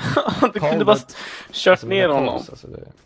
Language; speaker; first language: Swedish; native; Swedish